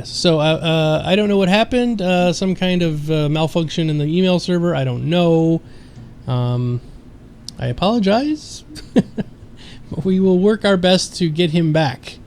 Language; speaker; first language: English; native; English